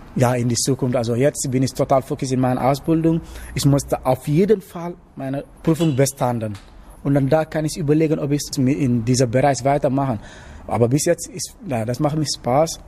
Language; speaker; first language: German; non-native, learner; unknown